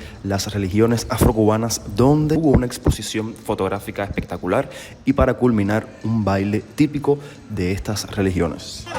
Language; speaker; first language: Spanish; native; Spanish